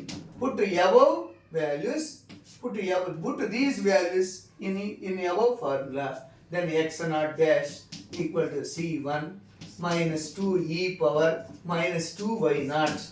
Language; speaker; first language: English; non-native, local second language; Telugu